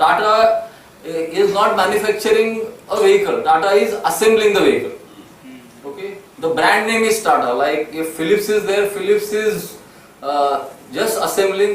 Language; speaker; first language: English; non-native, local second language; Marathi